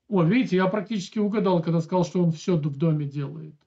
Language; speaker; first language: Russian; native; Russian